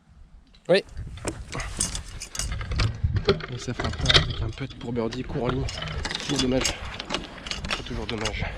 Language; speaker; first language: French; native; French